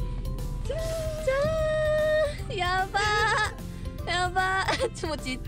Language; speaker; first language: Japanese; native; Japanese